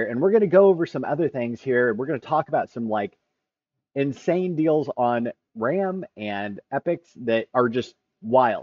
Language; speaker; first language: English; native; English